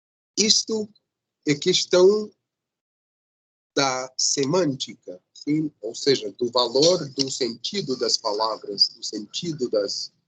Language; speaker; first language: Portuguese; non-native, fluent; Spanish